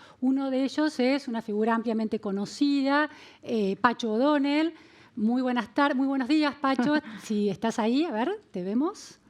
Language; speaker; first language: Spanish; native; Spanish